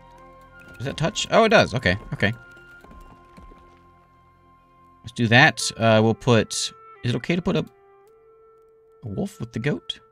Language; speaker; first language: English; native; English